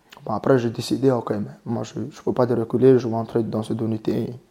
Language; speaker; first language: French; non-native, learner; Mongolian